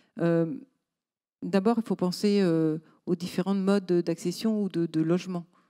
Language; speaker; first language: French; native; French